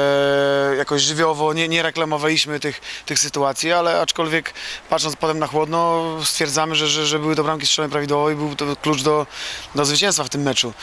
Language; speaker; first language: Polish; native; Polish